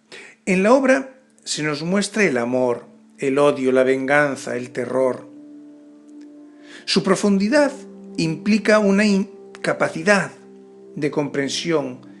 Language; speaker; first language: Spanish; native; Spanish